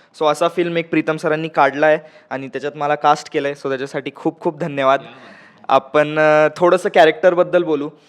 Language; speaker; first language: Marathi; non-native, local second language; Marwari